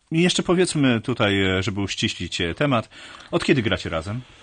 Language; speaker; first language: Polish; native; Polish